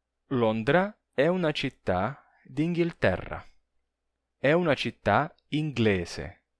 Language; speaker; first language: Italian; non-native, fluent; Portuguese